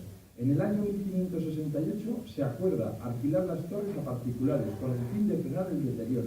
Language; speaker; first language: Spanish; native; Spanish